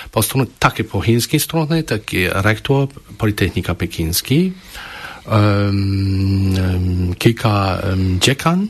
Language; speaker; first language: Polish; non-native, learner; Chinese